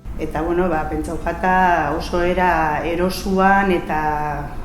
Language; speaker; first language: Basque; native; Basque